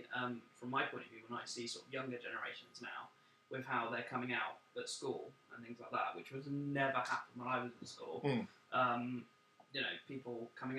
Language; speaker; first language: English; native; English